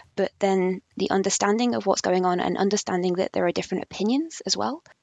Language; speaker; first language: English; native; English